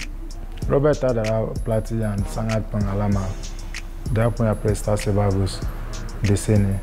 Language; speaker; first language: Indonesian; non-native, fluent; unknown